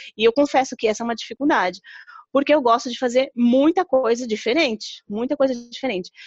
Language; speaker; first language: Portuguese; native; Portuguese